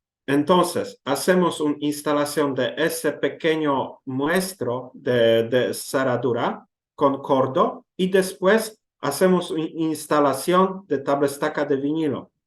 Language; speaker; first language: Spanish; non-native, learner; Polish